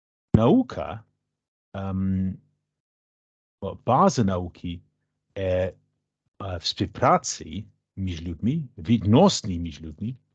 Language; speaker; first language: Ukrainian; non-native, learner; English